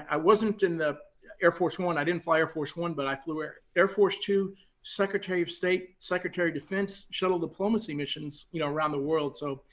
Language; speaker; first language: English; native; English